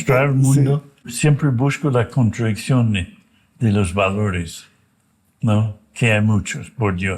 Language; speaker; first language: Spanish; non-native, fluent; English